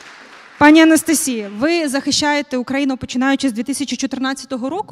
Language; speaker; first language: Ukrainian; native; Ukrainian